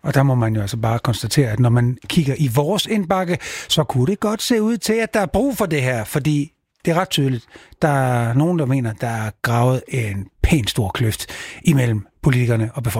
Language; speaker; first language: Danish; native; Danish